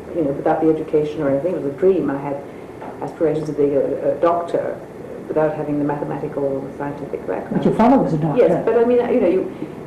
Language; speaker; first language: English; native; English